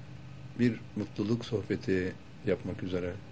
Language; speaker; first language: Turkish; native; Turkish